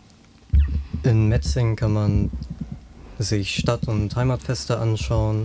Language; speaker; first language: German; native; German